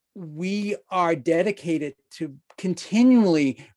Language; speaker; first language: English; native; English